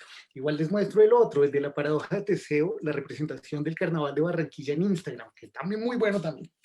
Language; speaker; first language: Spanish; native; Spanish